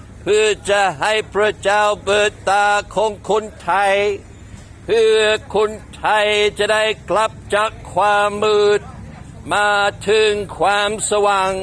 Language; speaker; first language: Thai; non-native, fluent; English